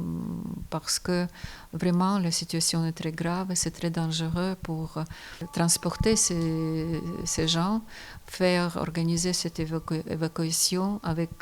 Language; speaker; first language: French; non-native, fluent; Ukrainian